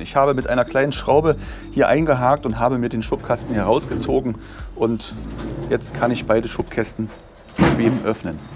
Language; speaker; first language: German; native; German